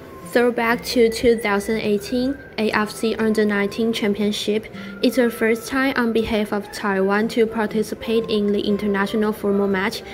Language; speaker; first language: English; non-native, fluent; Chinese